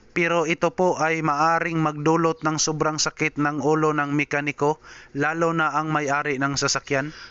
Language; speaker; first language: Filipino; non-native, local second language; Cebuano